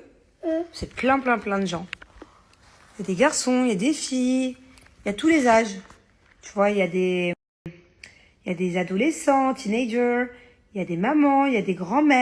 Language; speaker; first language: French; native; French